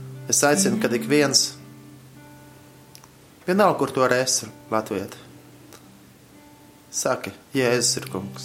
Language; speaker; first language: Latvian; native; Latvian